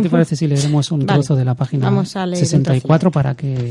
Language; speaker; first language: Spanish; native; Spanish